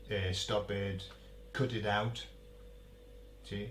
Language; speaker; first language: Spanish; non-native, fluent; English